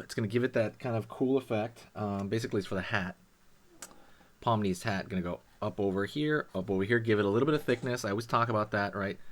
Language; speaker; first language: English; native; English